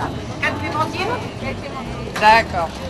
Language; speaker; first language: French; native; French